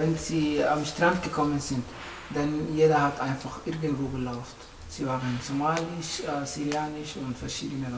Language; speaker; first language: German; non-native, learner; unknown